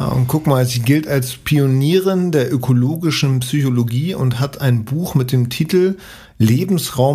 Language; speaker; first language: German; native; German